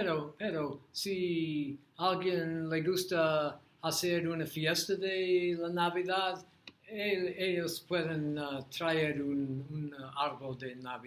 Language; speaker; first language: Spanish; non-native, learner; English